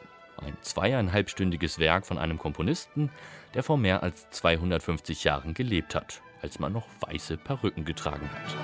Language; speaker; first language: German; native; German